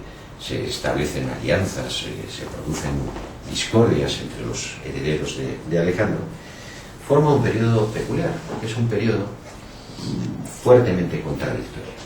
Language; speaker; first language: Spanish; native; Spanish